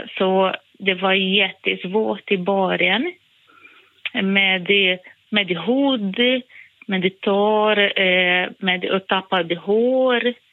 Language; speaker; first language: Swedish; non-native, fluent; Portuguese